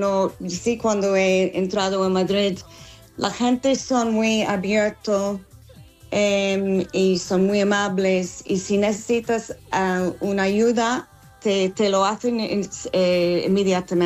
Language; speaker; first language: Spanish; non-native, fluent; English